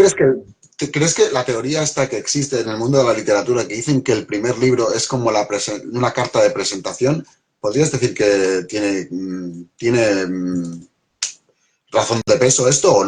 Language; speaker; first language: Spanish; native; Spanish